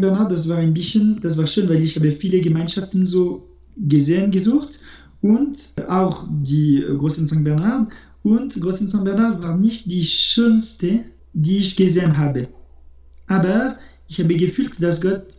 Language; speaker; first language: German; non-native, fluent; French